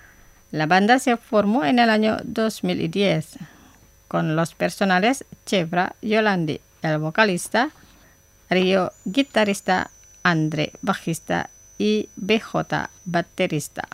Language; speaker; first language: Spanish; non-native, fluent; Indonesian